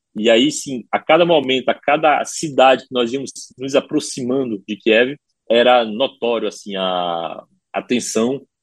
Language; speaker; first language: Portuguese; native; Portuguese